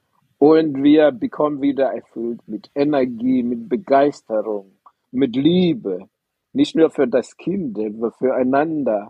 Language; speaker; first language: German; non-native, fluent; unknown